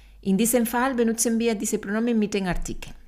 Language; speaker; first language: German; non-native, fluent; Spanish